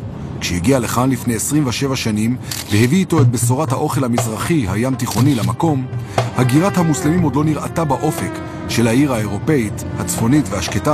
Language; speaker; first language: Hebrew; native; Hebrew